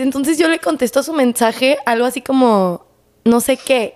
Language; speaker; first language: Spanish; native; Spanish